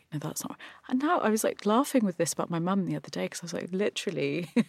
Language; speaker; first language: English; native; English